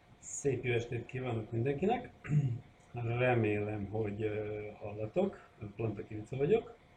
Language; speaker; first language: Hungarian; non-native, local second language; Croatian